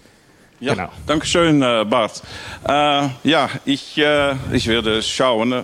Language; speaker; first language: German; non-native, learner; Dutch